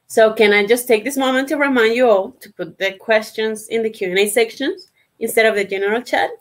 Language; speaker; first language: English; non-native, fluent; Spanish